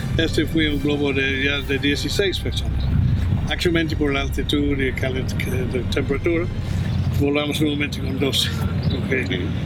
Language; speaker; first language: Spanish; non-native, fluent; English